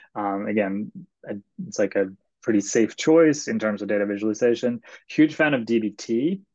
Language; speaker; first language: English; non-native, fluent; Swedish